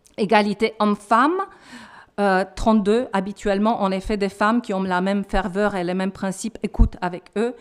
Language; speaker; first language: French; non-native, fluent; Romanian